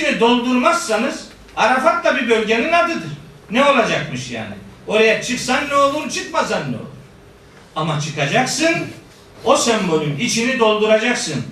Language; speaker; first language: Turkish; native; Turkish